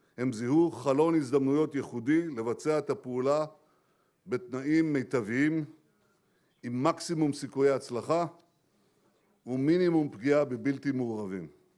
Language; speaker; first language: Hebrew; native; Hebrew